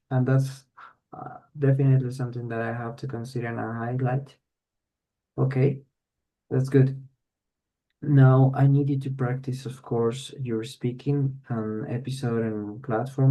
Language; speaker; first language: English; non-native, fluent; Spanish